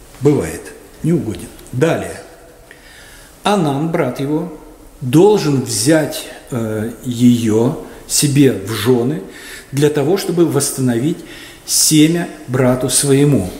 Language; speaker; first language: Russian; native; Russian